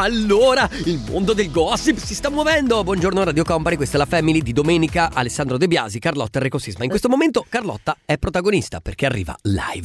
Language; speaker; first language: Italian; native; Italian